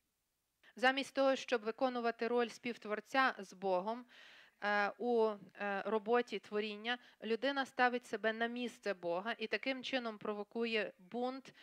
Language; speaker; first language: Ukrainian; native; Ukrainian